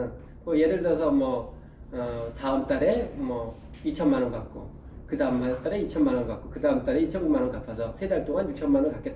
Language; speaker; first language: Korean; native; Korean